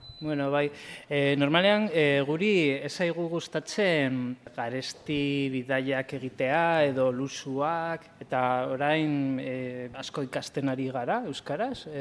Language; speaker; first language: Basque; non-native, local second language; Spanish